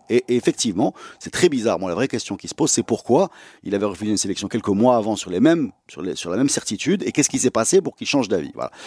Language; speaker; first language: French; non-native, local second language; Arabic